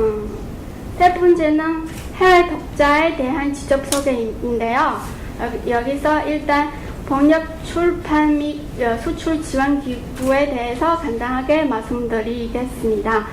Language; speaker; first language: Korean; non-native, fluent; Chinese